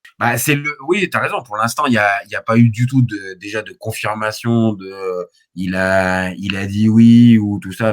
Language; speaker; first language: French; native; French